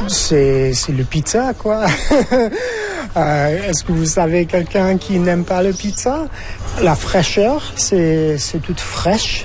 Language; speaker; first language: French; non-native, fluent; English